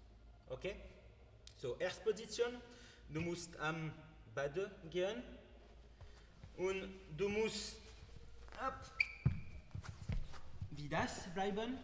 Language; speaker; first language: German; non-native, learner; French